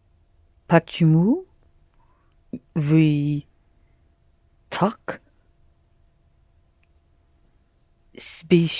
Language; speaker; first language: Russian; non-native, learner; English